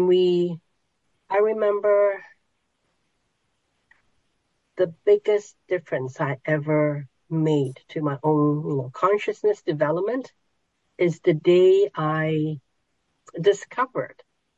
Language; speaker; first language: English; non-native, local second language; Cantonese